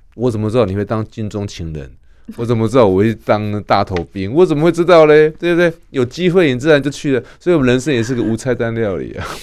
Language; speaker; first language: Chinese; native; Chinese